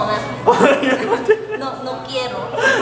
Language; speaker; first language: Spanish; non-native, learner; Korean